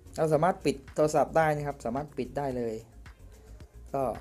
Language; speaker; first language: Thai; non-native, fluent; Khmer